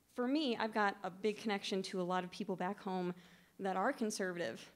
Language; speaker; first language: English; native; English